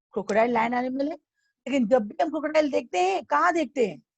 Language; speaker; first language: Hindi; native; Hindi